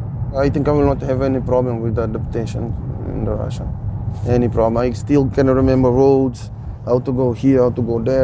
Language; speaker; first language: English; non-native, fluent; Portuguese